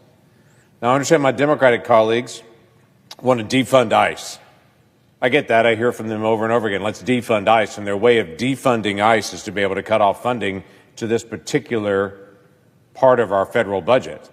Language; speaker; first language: English; native; English